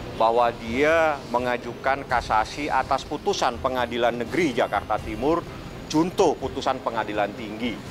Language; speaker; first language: Indonesian; native; Indonesian